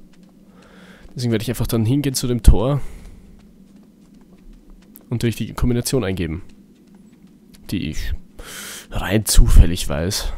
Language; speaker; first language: German; native; German